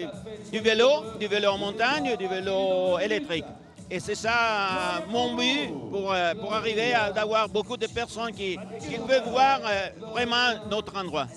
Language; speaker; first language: French; non-native, local second language; Italian